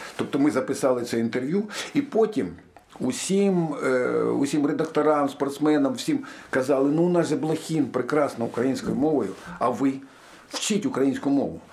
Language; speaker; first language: Ukrainian; native; Ukrainian